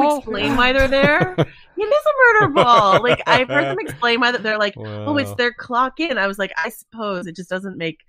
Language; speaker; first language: English; native; English